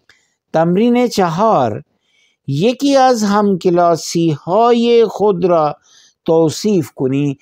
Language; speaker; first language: Persian; non-native, fluent; Urdu